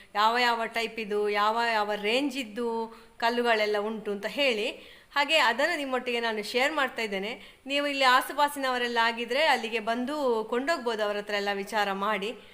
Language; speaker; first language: Kannada; non-native, local second language; Tulu